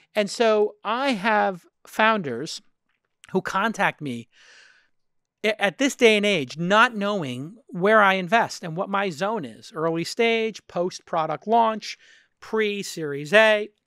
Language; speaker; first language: English; native; English